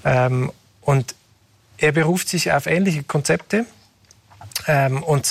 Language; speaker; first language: German; native; German